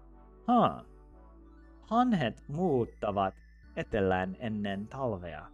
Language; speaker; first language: Finnish; non-native, learner; English